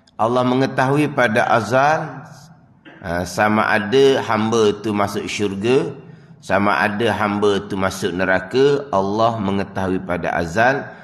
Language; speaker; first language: Malay; native; Malay